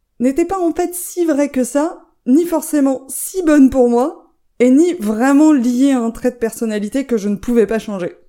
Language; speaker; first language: French; native; French